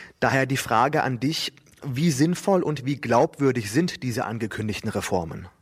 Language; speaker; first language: German; native; German